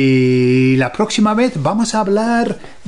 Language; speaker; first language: Spanish; non-native, fluent; English